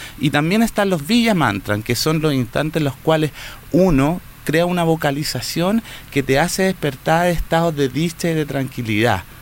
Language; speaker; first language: Spanish; native; Spanish